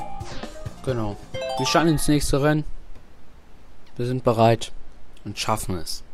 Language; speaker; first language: German; native; German